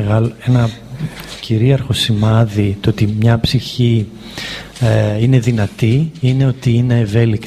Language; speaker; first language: Greek; native; Greek